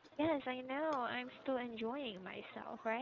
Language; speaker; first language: English; non-native, local second language; Filipino